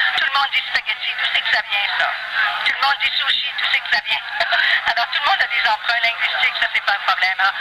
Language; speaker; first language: French; native; French